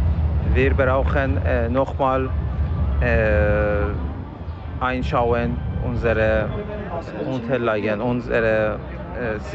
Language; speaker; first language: German; non-native, learner; Persian